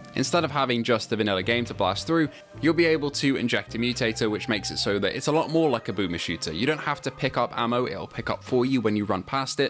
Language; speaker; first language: English; native; English